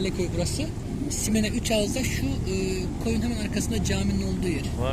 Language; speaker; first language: Turkish; native; Turkish